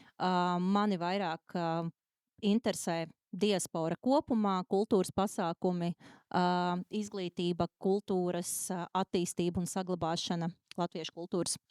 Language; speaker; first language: Latvian; native; Latvian